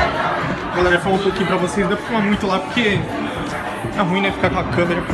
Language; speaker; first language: Portuguese; native; Portuguese